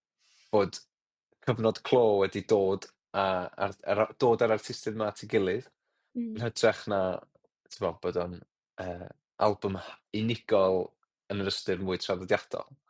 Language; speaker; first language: Welsh; native; Welsh